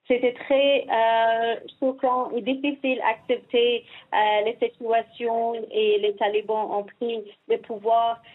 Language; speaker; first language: French; non-native, learner; Persian